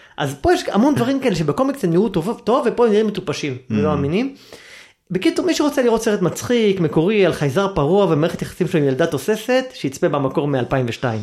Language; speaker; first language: Hebrew; native; Hebrew